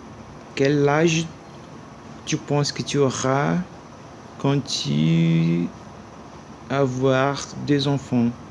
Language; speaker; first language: French; non-native, learner; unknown